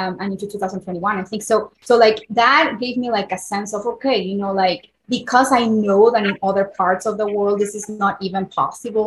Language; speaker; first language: English; non-native, fluent; Spanish